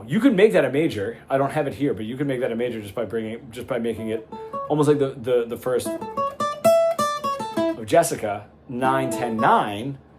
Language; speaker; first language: English; native; English